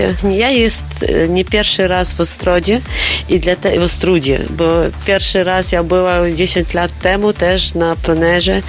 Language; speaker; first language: Polish; non-native, learner; Ukrainian